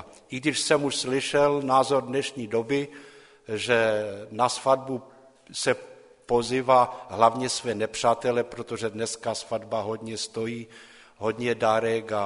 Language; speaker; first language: Czech; non-native, local second language; Polish